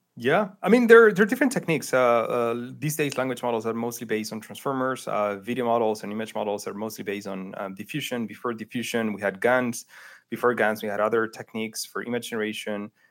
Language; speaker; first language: English; non-native, fluent; Spanish